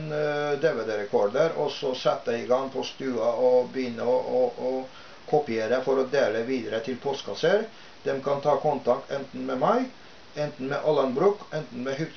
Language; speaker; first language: Norwegian; non-native, fluent; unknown